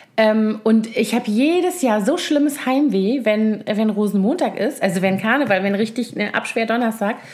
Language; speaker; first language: German; native; German